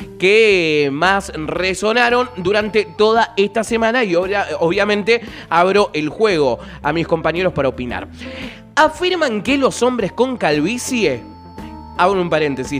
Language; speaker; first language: Spanish; native; Spanish